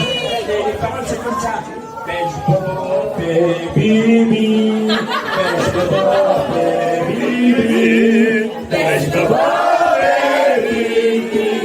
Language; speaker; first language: French; native; French